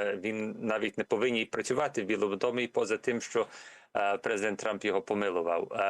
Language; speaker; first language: Ukrainian; early bilingual, heritage; Ukrainian